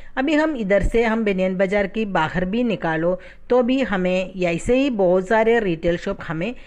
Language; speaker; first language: Hindi; non-native, fluent; Tamil